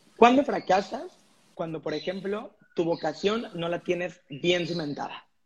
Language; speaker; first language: Spanish; native; Spanish